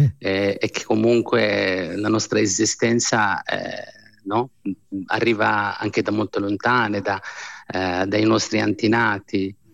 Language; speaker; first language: Italian; non-native, fluent; Arabic